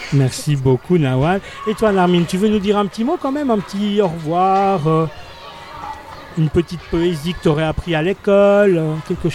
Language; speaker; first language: French; native; French